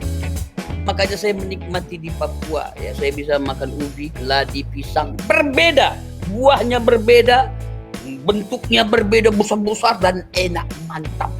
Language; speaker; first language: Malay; non-native, local second language; Achinese